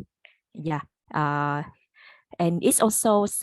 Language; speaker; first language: English; non-native, learner; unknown